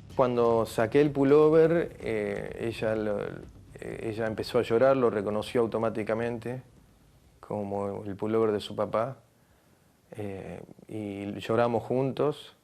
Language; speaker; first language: Spanish; native; Spanish